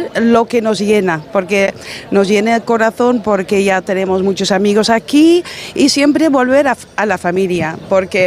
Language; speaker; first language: Spanish; non-native, fluent; Dutch